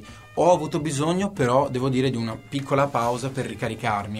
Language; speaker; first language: Italian; native; Italian